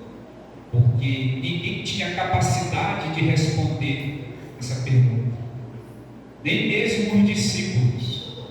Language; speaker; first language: Portuguese; native; Portuguese